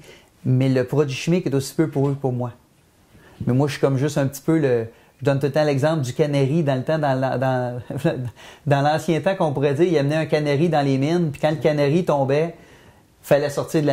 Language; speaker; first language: French; native; French